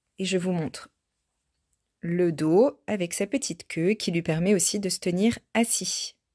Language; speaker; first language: French; native; French